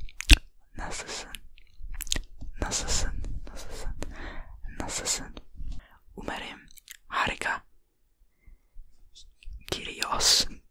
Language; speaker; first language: Turkish; non-native, learner; Finnish